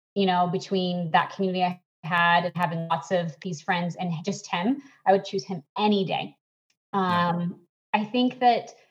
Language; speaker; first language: English; native; English